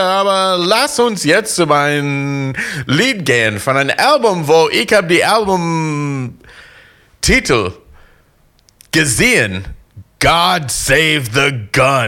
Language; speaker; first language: German; non-native, fluent; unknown